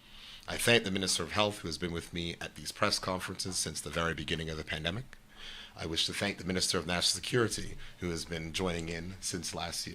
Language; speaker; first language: English; native; English